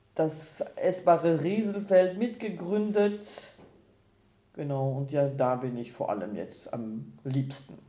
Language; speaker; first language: German; non-native, fluent; French